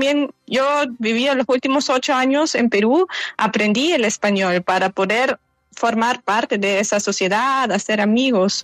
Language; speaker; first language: Spanish; non-native, fluent; German